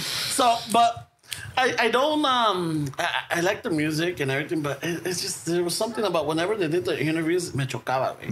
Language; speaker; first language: English; early bilingual, other home language; Spanish